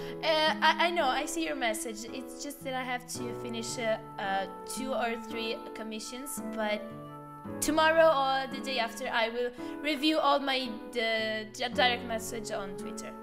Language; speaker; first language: English; non-native, learner; Italian